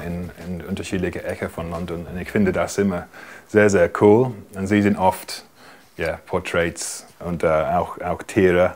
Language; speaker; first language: German; non-native, fluent; English